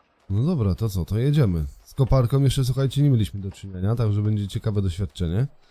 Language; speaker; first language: Polish; native; Polish